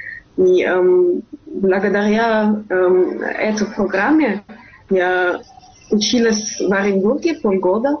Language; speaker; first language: Russian; non-native, fluent; German